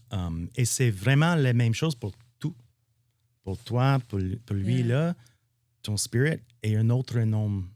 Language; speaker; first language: French; non-native, learner; English